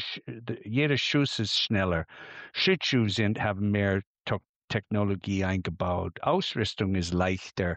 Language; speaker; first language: German; non-native, fluent; English